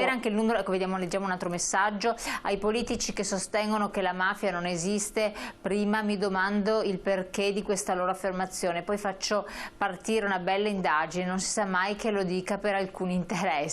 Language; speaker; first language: Italian; native; Italian